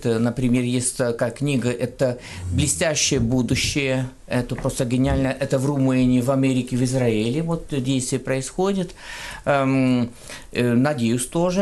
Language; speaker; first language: Russian; non-native, fluent; French